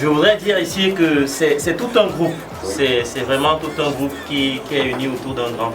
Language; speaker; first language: French; native; French